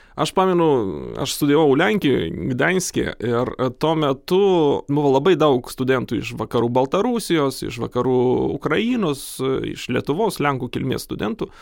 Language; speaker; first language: Lithuanian; non-native, local second language; Polish